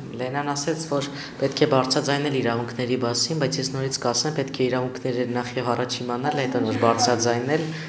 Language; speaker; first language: Armenian; non-native, local second language; Kurdish